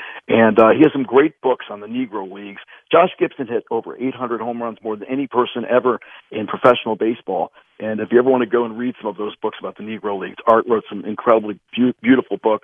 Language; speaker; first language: English; native; English